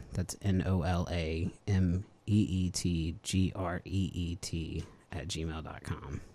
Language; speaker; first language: English; native; English